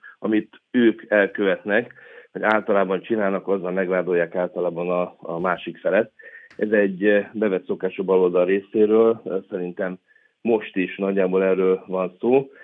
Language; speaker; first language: Hungarian; native; Hungarian